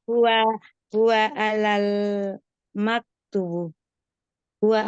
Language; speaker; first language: Arabic; non-native, learner; Indonesian